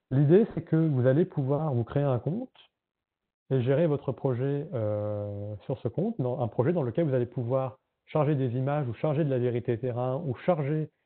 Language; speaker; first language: French; native; French